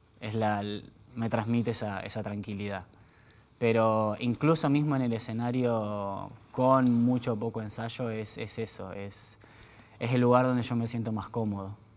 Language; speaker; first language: Spanish; native; Spanish